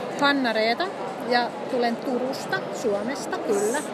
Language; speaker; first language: Finnish; native; Finnish